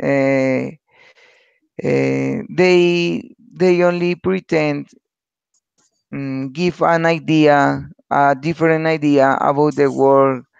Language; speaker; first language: English; non-native, learner; Spanish